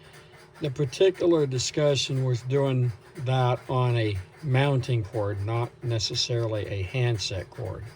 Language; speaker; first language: English; native; English